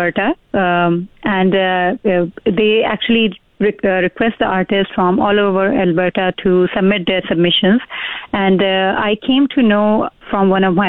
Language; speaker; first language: English; non-native, local second language; Urdu